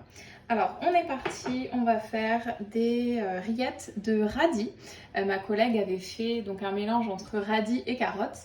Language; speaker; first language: French; native; French